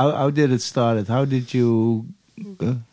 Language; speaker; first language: English; non-native, fluent; Dutch